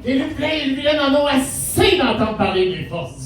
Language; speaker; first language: French; native; French